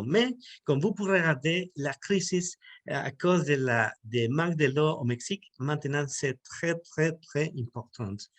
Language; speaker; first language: French; non-native, learner; Spanish